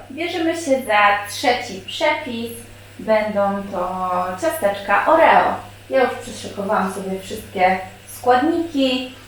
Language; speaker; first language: Polish; native; Polish